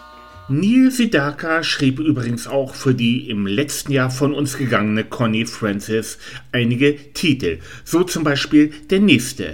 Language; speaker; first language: German; native; German